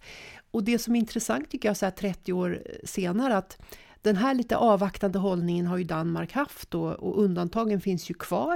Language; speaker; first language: Swedish; native; Swedish